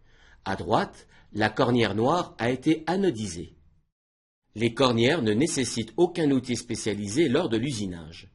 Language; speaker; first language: French; native; French